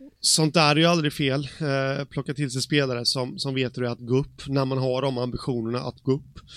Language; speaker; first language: Swedish; native; Swedish